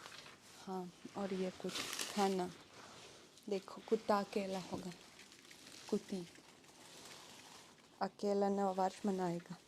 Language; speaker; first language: Hindi; non-native, fluent; Russian